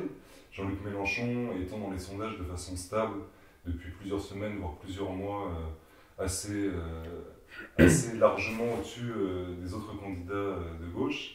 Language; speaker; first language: French; native; French